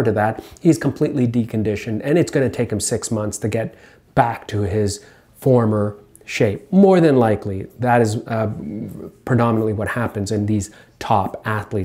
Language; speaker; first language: English; native; English